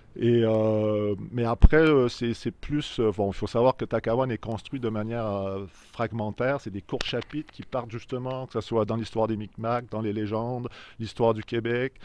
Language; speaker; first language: French; native; French